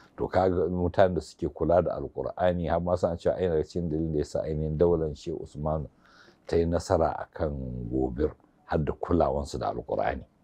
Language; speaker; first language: Hausa; native; Hausa